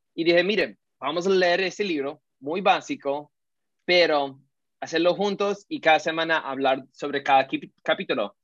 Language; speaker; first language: Spanish; early bilingual, heritage; Spanish